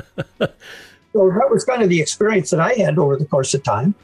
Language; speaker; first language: English; native; English